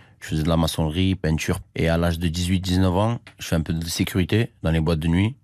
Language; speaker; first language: French; early bilingual, other home language; Armenian